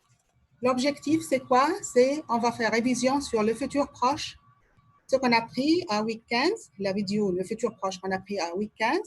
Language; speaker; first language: French; non-native, fluent; Arabic